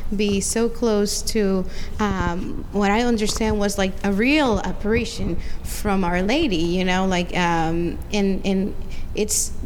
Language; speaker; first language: English; non-native, fluent; Spanish